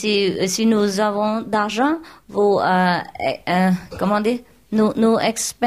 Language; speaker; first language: French; non-native, learner; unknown